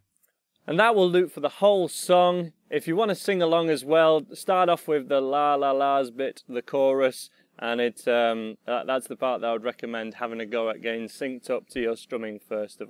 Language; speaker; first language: English; native; English